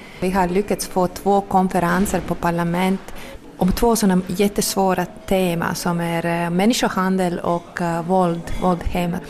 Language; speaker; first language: Swedish; non-native, fluent; Latvian